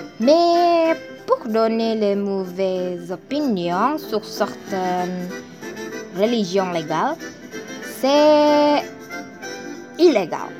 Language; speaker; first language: French; non-native, learner; Indonesian